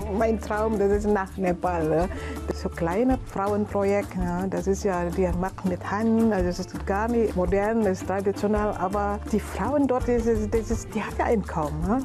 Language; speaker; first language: German; non-native, learner; Indonesian